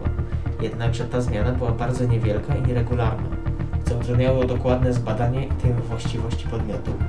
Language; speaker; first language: Polish; native; Polish